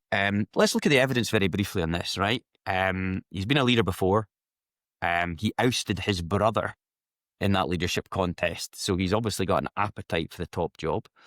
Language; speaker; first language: English; native; English